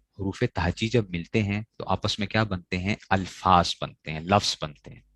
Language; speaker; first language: Urdu; non-native, local second language; Pashto